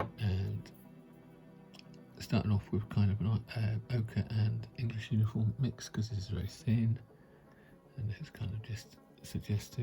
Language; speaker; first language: English; native; English